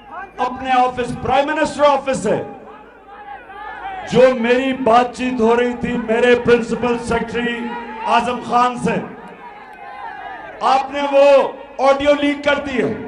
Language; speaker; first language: Urdu; native; Urdu